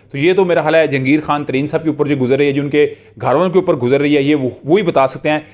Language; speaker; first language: Urdu; non-native, local second language; Punjabi